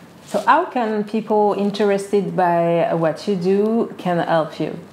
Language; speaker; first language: English; non-native, fluent; French